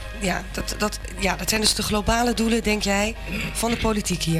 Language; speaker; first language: Dutch; native; Dutch